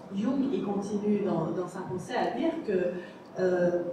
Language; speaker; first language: French; non-native, fluent; Persian